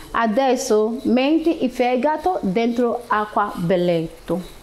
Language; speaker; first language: Italian; non-native, learner; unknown